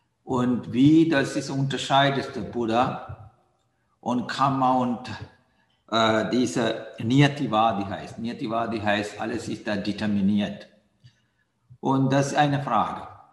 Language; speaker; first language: German; non-native, learner; Sinhala